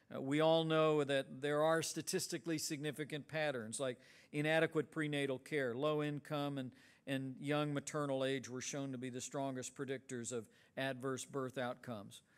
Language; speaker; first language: English; native; English